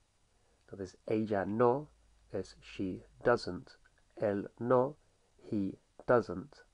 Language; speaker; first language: Spanish; non-native, fluent; English